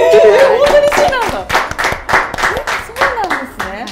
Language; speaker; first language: Japanese; native; Japanese